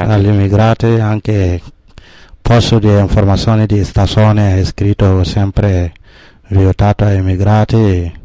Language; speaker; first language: Italian; non-native, learner; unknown